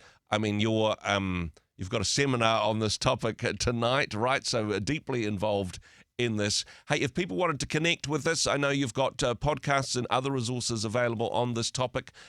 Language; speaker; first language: English; native; English